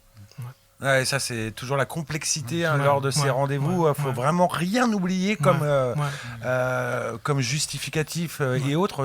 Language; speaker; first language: French; native; French